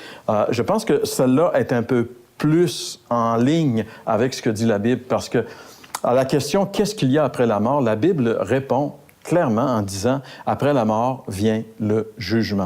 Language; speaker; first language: French; native; French